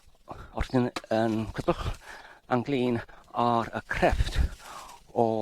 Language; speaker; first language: Welsh; non-native, fluent; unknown